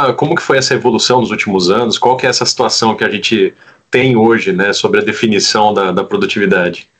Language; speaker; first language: Portuguese; native; Portuguese